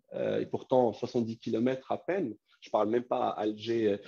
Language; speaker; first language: French; non-native, local second language; Kabyle